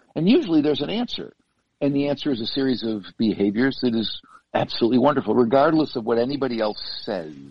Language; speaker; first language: English; native; English